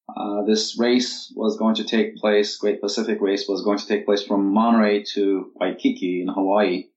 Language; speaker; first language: English; non-native, fluent; Turkish